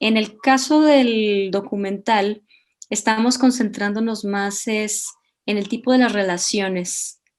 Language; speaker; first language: Spanish; native; Spanish